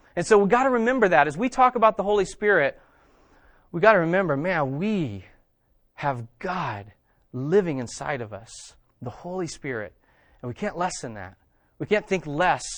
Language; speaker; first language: English; native; English